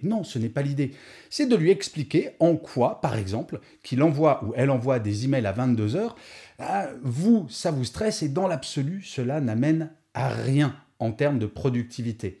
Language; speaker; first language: French; native; French